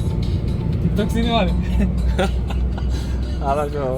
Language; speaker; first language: Russian; non-native, learner; Uzbek